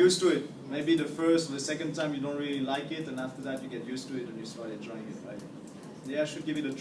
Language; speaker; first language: English; non-native, fluent; French